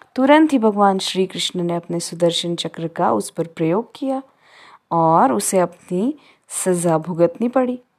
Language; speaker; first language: Hindi; non-native, local second language; Marathi